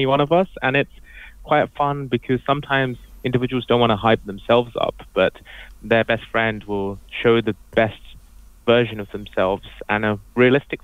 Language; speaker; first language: English; native; English